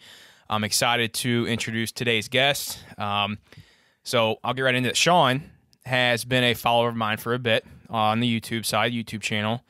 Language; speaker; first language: English; native; English